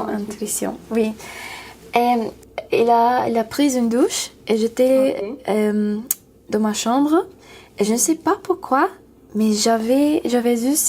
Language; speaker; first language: French; non-native, learner; English